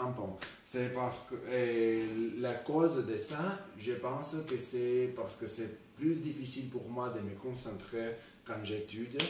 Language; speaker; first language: French; non-native, learner; Spanish